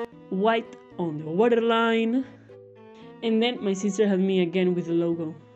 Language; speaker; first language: English; non-native, fluent; Spanish